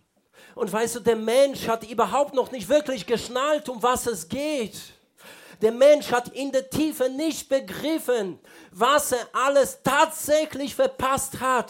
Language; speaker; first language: German; non-native, fluent; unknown